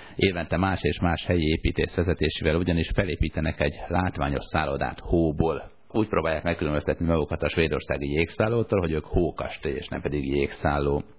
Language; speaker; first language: Hungarian; native; Hungarian